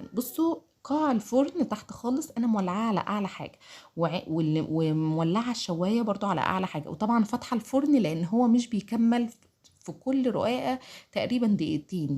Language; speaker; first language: Arabic; native; Arabic